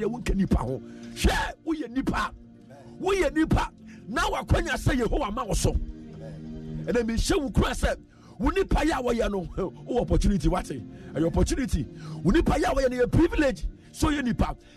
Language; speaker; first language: English; non-native, local second language; Akan